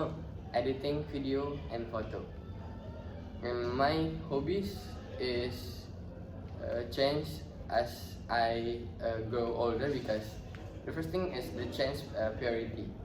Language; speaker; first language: English; non-native, learner; Indonesian